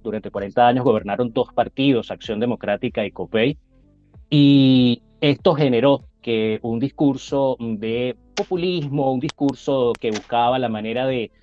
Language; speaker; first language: Spanish; native; Spanish